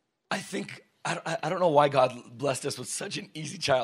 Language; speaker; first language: English; early bilingual, other home language; Russian